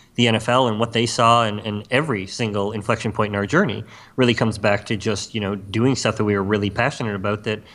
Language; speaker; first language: English; native; English